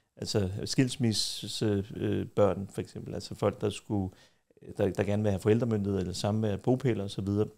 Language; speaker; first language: Danish; early bilingual, other home language; Kurdish